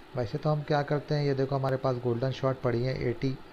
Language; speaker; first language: Hindi; non-native, local second language; Urdu